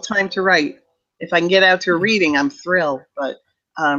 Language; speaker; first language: English; native; English